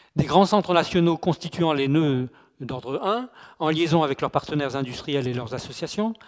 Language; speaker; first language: French; native; French